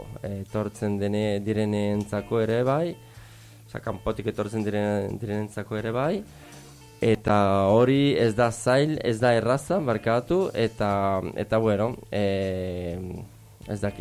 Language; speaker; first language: Basque; non-native, fluent; Italian